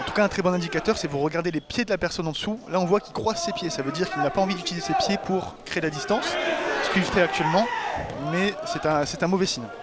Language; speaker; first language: French; native; French